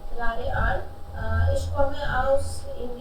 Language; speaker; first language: German; non-native, learner; Hindi